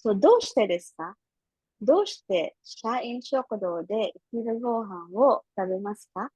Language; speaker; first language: Japanese; non-native, fluent; Filipino